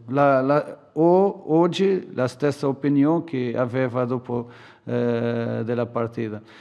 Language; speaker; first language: Italian; non-native, fluent; Portuguese